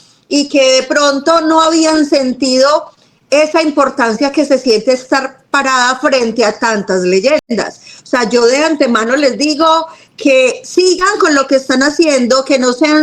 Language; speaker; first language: Spanish; native; Spanish